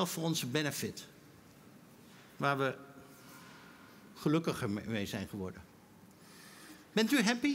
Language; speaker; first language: Dutch; native; Dutch